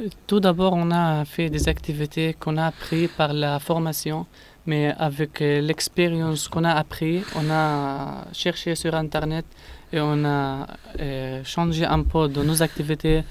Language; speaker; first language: French; non-native, learner; Arabic